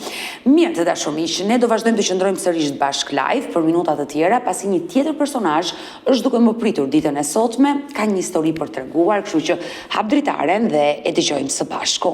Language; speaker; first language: Albanian; native; Albanian